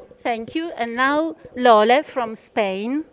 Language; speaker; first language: English; non-native, fluent; Italian